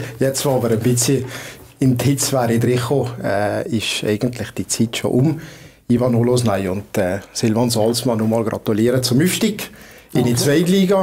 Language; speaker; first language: German; native; German